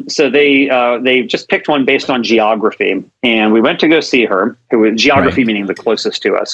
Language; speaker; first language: English; native; English